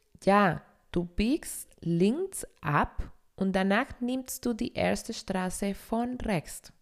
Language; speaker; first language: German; non-native, fluent; Spanish